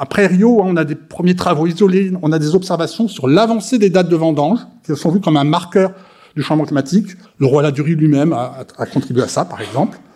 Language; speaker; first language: French; native; French